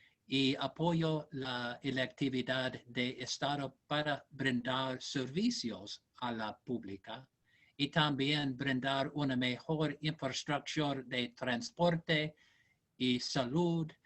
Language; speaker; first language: Spanish; non-native, learner; English